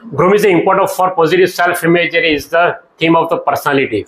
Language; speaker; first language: English; non-native, local second language; Gujarati